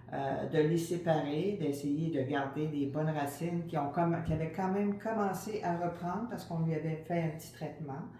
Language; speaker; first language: French; native; French